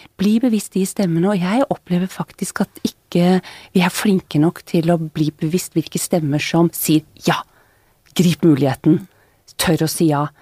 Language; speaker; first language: Norwegian; native; Norwegian